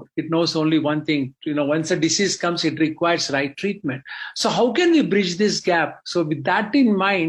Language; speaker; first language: English; non-native, local second language; Kannada